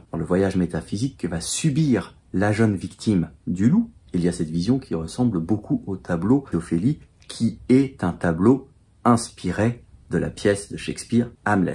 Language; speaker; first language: French; native; French